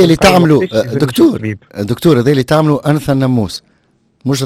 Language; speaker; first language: Arabic; native; Arabic